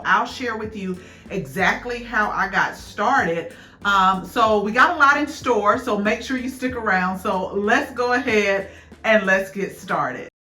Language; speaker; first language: English; native; English